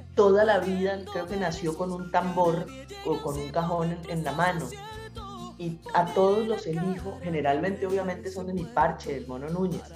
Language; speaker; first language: Spanish; native; Spanish